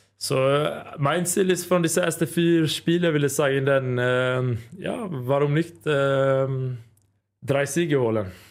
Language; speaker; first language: German; non-native, learner; Swedish